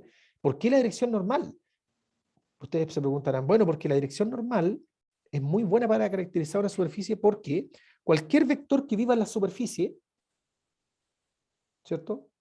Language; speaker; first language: Spanish; native; Spanish